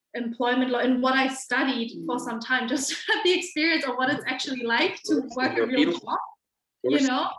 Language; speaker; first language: English; non-native, fluent; German